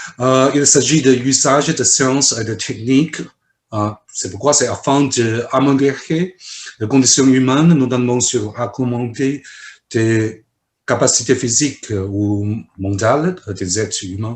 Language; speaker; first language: French; non-native, fluent; Chinese